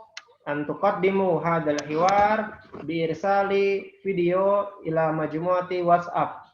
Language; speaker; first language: Arabic; non-native, fluent; Indonesian